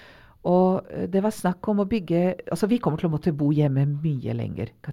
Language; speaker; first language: Norwegian; non-native, fluent; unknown